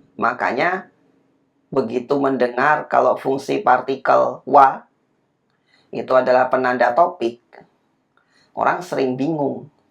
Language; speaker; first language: Indonesian; native; Indonesian